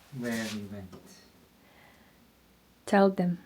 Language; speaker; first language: English; non-native, learner; Korean